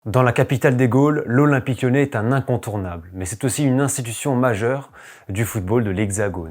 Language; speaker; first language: French; native; French